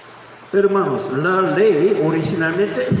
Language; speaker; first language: Spanish; non-native, learner; Korean